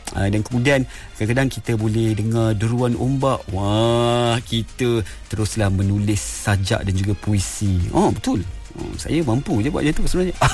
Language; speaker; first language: Malay; native; Malay